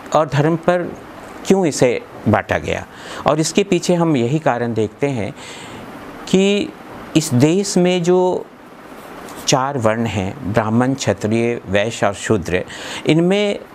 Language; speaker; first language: Hindi; native; Hindi